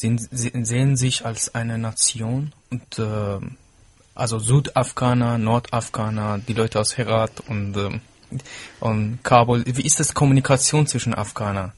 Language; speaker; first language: German; non-native, fluent; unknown